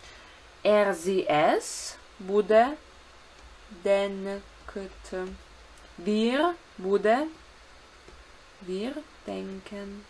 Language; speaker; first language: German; non-native, fluent; Ukrainian